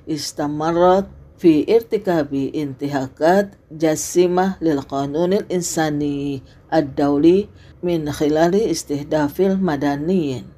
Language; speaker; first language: Arabic; non-native, fluent; Indonesian